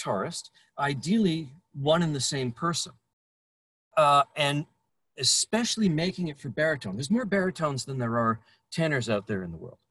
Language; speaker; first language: English; native; English